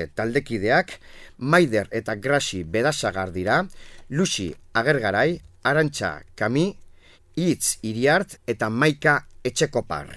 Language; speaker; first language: Basque; native; Basque